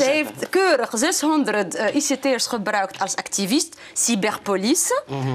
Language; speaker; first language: Dutch; non-native, fluent; Arabic